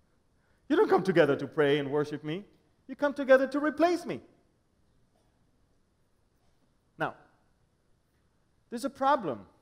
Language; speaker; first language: English; non-native, fluent; Hebrew